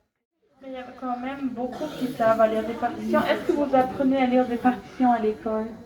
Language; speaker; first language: French; non-native, fluent; German